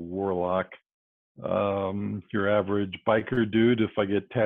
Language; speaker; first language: English; native; English